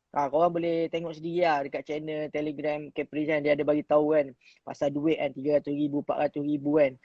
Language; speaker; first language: Malay; native; Malay